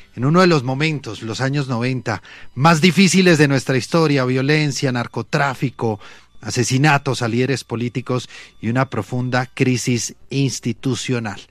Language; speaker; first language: Spanish; native; Spanish